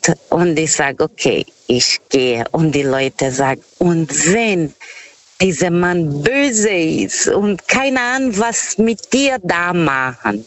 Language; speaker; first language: German; non-native, fluent; Portuguese